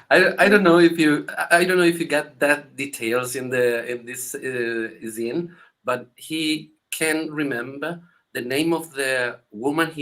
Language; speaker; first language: English; non-native, learner; Spanish